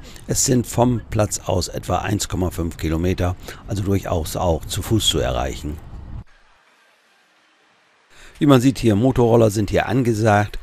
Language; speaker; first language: German; native; German